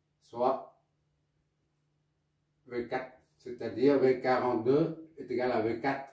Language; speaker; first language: French; non-native, local second language; Arabic